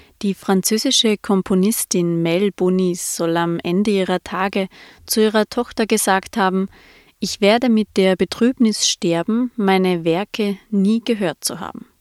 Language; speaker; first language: German; native; German